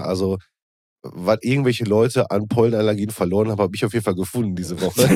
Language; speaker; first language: German; native; German